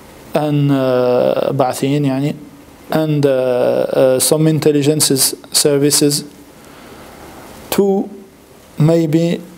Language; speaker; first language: English; non-native, learner; French